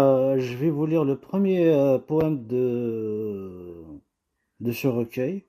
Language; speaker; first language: French; non-native, local second language; Kabyle